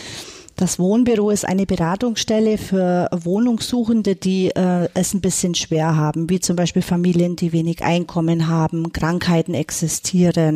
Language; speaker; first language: German; native; German